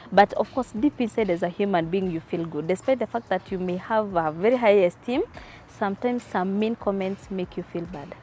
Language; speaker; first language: English; non-native, local second language; Kikuyu